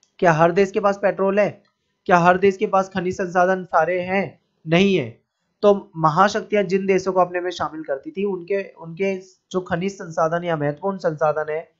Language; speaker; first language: Hindi; native; Hindi